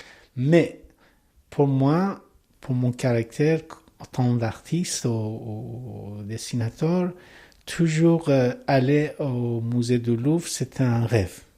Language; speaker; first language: French; non-native, learner; Persian